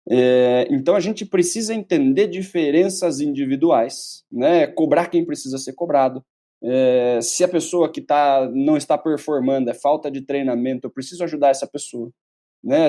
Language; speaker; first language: Portuguese; native; Portuguese